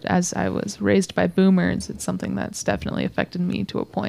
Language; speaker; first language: English; native; English